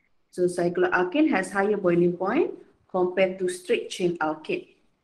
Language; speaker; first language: English; non-native, local second language; Malay